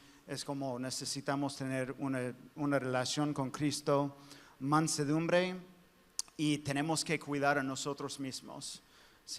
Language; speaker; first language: Spanish; non-native, fluent; English